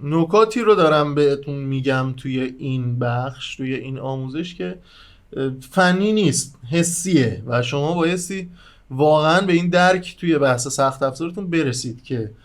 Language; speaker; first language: Persian; native; Persian